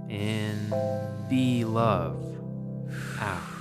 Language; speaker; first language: English; native; English